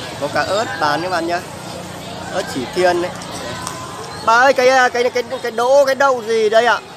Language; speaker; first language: Vietnamese; native; Vietnamese